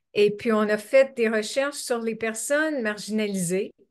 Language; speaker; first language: French; native; French